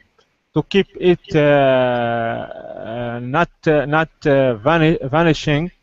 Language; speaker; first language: English; non-native, learner; Arabic